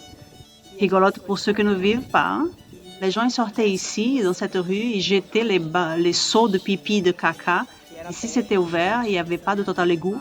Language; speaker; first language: French; non-native, fluent; Portuguese